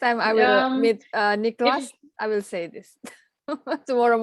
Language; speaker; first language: English; non-native, learner; Indonesian